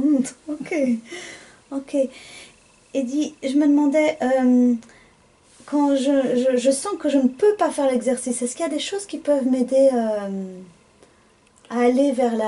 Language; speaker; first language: French; native; French